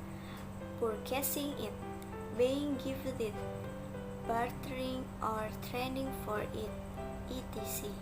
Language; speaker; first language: English; non-native, learner; Indonesian